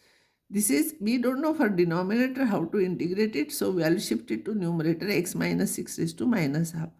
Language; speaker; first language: English; non-native, local second language; Marathi